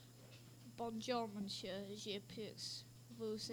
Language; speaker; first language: French; non-native, learner; English